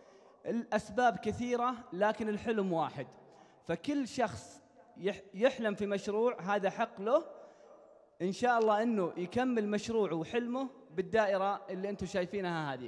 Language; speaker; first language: Arabic; native; Arabic